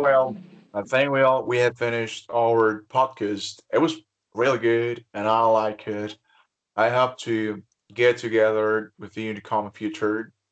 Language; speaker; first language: English; non-native, fluent; Spanish